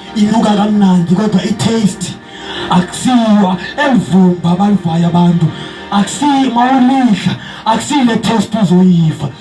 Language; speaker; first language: Zulu; non-native, local second language; Xhosa